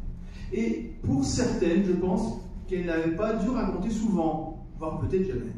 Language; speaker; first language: French; native; French